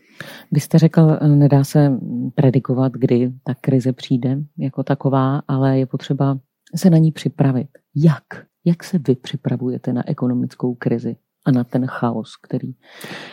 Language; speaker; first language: Czech; native; Czech